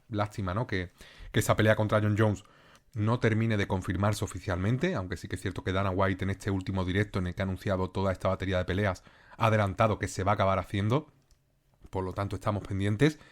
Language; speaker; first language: Spanish; native; Spanish